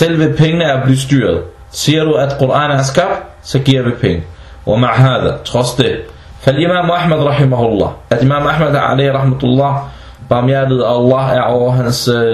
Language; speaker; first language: Danish; non-native, fluent; Arabic